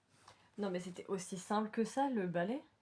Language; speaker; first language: French; native; French